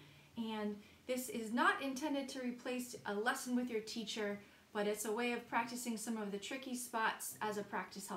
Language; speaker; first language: English; native; English